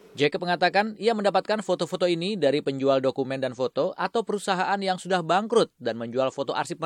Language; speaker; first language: Indonesian; native; Indonesian